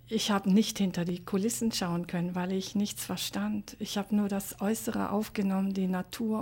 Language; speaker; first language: German; native; German